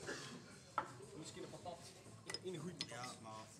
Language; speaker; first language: Dutch; native; Dutch